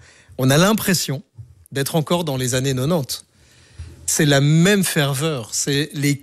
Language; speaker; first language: French; native; French